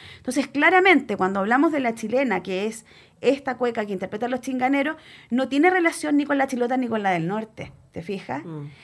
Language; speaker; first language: Spanish; native; Spanish